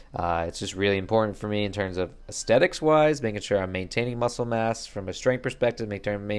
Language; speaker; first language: English; native; English